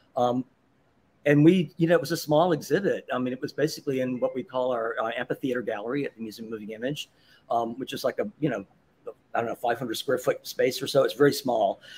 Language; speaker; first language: English; native; English